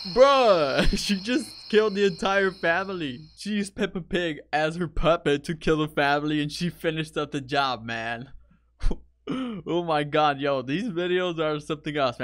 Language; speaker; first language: English; native; English